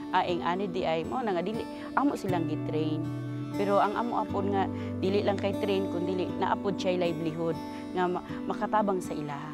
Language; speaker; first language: Cebuano; non-native, local second language; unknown